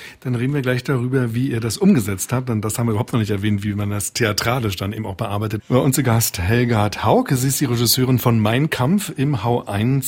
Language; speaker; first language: German; native; German